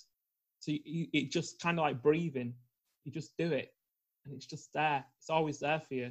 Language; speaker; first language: English; native; English